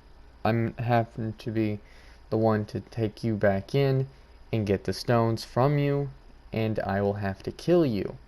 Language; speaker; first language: English; native; English